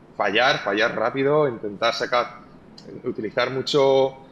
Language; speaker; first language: Spanish; native; Spanish